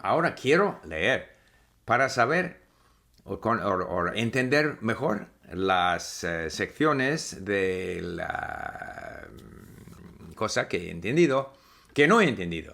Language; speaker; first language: Spanish; non-native, fluent; English